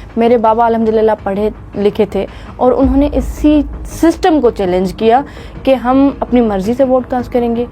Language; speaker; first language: Urdu; non-native, local second language; Sindhi